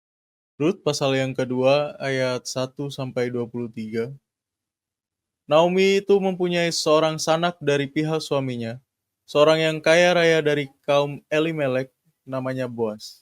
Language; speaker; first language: Indonesian; native; Indonesian